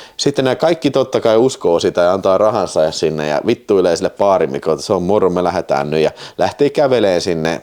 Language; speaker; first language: Finnish; native; Finnish